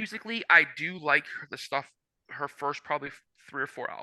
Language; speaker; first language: English; native; English